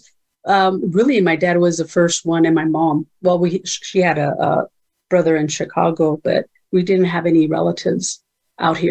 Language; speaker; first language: English; early bilingual, other home language; Spanish